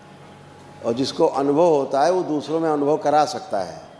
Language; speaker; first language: Hindi; native; Hindi